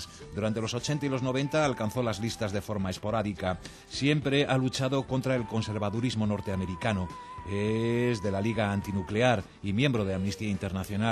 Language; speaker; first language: Spanish; native; Spanish